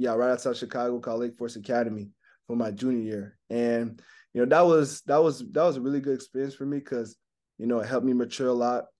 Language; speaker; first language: English; non-native, fluent; French